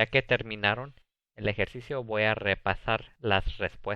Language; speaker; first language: Spanish; early bilingual, heritage; Spanish